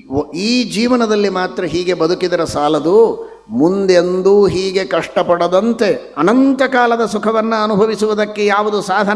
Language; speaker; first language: Kannada; native; Kannada